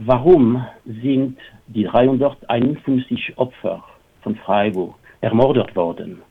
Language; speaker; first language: German; non-native, fluent; French